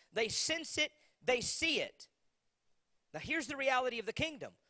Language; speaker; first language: English; native; English